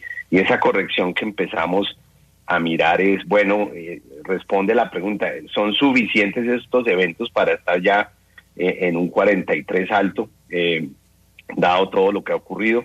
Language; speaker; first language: Spanish; native; Spanish